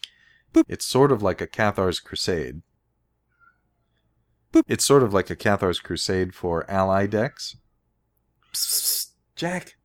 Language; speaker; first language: English; native; English